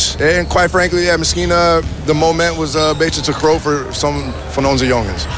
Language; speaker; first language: Dutch; non-native, learner; English